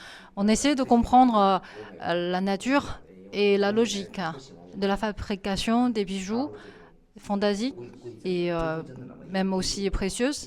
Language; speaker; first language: French; non-native, fluent; Chinese